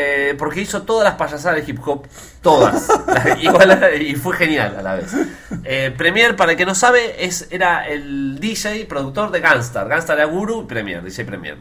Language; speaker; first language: Spanish; native; Spanish